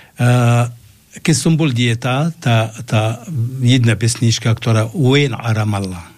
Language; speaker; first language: Slovak; non-native, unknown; Arabic